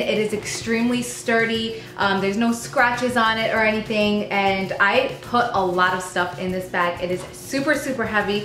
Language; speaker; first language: English; native; English